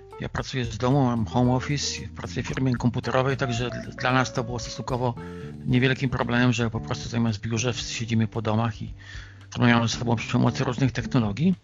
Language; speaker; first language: Polish; native; Polish